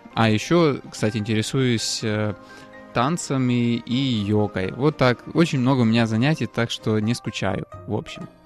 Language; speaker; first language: Russian; native; Russian